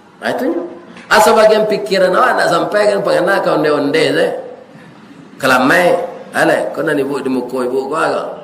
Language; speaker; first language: Malay; non-native, local second language; Minangkabau